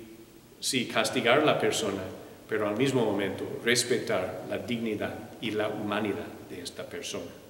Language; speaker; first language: Spanish; non-native, fluent; English